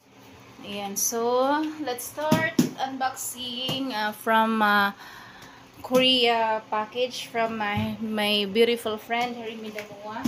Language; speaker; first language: English; non-native, local second language; Filipino